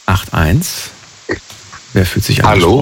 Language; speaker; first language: German; native; German